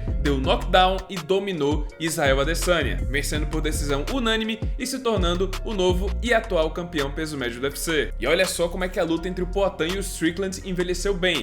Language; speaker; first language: Portuguese; native; Portuguese